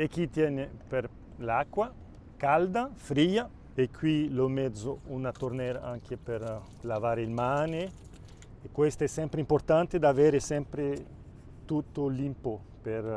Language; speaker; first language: Italian; non-native, local second language; Spanish